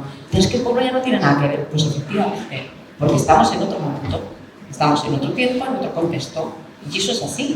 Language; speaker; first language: Spanish; native; Spanish